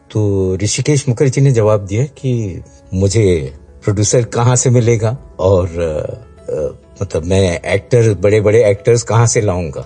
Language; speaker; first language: Hindi; native; Hindi